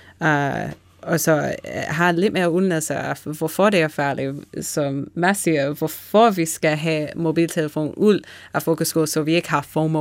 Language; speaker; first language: Danish; non-native, fluent; English